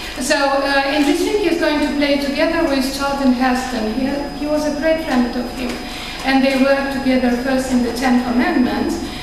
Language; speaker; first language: English; non-native, fluent; Romanian